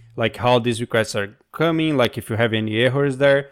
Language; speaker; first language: English; non-native, fluent; Portuguese